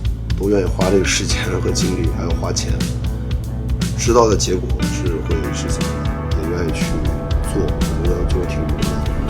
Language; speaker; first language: Chinese; native; Chinese